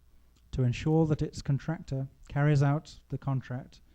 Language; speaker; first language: English; native; English